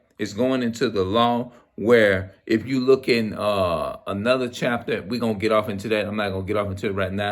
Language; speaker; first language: English; native; English